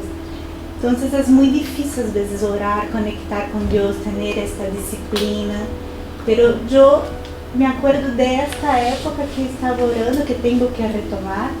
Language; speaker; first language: Spanish; non-native, fluent; Portuguese